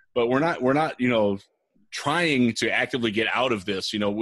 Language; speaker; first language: English; native; English